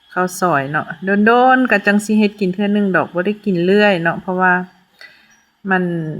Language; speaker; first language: Lao; native; Lao